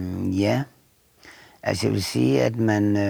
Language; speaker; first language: Danish; native; Danish